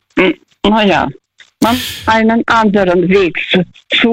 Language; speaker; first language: German; early bilingual, heritage; Russian